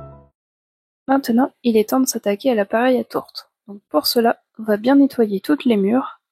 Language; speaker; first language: French; native; French